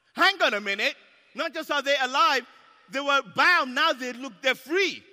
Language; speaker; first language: English; non-native, local second language; Yoruba